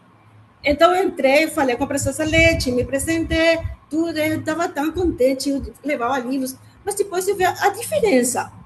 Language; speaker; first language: Portuguese; non-native, learner; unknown